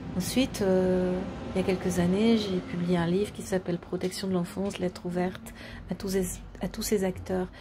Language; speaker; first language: French; native; French